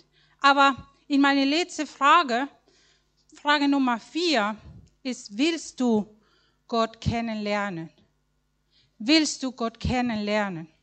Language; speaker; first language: German; non-native, learner; Spanish